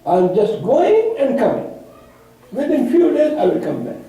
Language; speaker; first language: English; non-native, local second language; Urdu